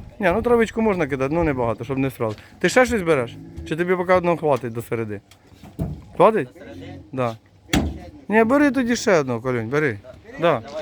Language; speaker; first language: Ukrainian; native; Ukrainian